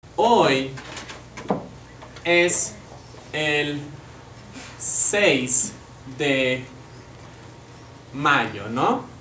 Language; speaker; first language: Spanish; non-native, fluent; English